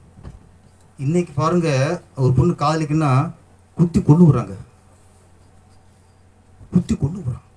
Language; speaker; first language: Tamil; native; Tamil